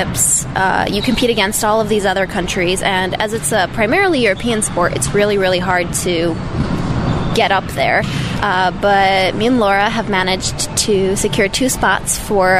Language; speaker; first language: English; early bilingual, other home language; Russian